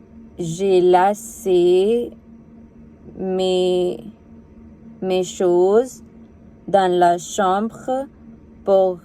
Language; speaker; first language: French; non-native, learner; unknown